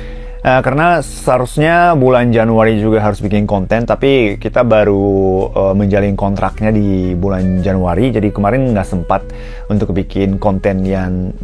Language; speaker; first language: Indonesian; non-native, fluent; Japanese